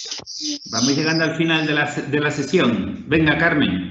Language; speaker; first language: Spanish; native; Spanish